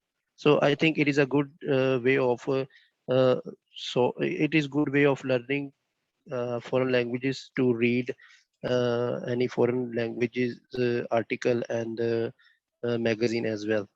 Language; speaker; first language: English; non-native, learner; Bangla